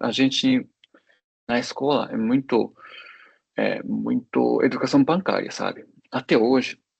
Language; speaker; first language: Portuguese; non-native, fluent; Japanese